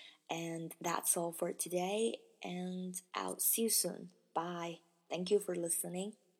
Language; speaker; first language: English; non-native, fluent; Chinese